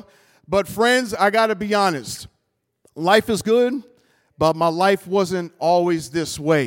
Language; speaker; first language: English; native; English